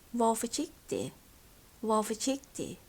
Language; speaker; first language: Swedish; non-native, learner; Thai